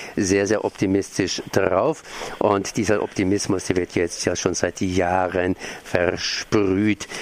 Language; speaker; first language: German; native; German